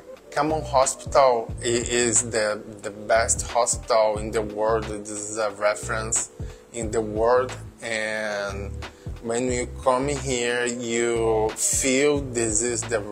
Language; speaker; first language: English; non-native, learner; Portuguese